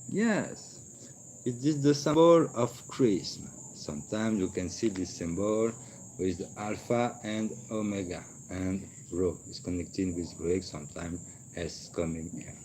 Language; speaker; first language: English; non-native, learner; French